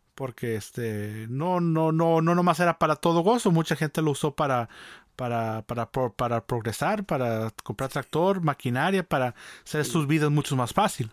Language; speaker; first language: Spanish; early bilingual, other home language; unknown